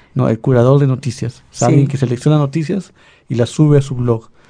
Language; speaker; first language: Spanish; native; Spanish